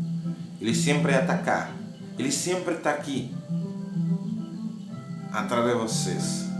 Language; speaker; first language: Portuguese; non-native, learner; Haitian Creole